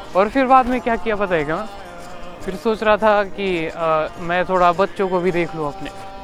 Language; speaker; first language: Hindi; non-native, local second language; Marathi